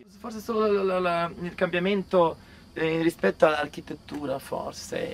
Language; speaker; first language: Italian; non-native, fluent; Serbian